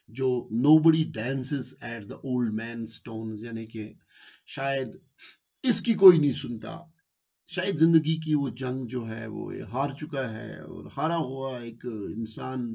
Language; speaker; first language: Urdu; non-native, local second language; Kashmiri